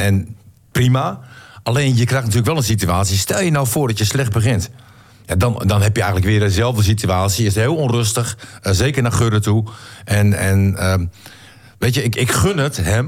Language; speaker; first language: Dutch; native; Dutch